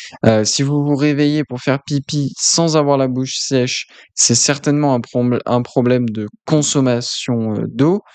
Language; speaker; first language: French; native; French